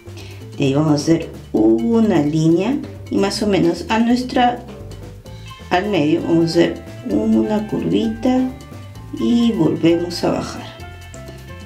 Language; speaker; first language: Spanish; native; Spanish